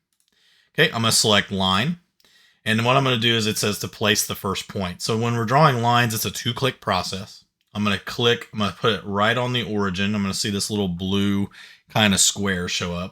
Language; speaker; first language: English; native; English